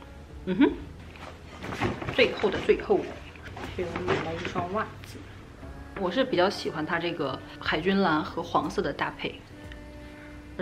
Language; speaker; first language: Chinese; native; Chinese